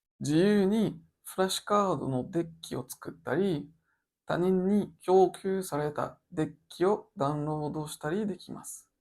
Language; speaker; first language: Japanese; non-native, learner; French